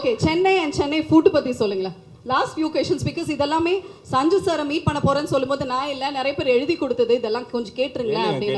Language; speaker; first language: Tamil; native; Tamil